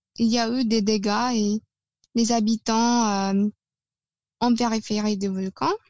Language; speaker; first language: French; non-native, fluent; Filipino